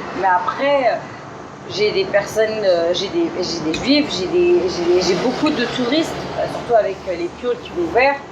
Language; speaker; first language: French; native; French